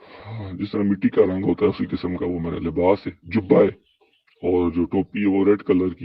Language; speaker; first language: Urdu; native; Urdu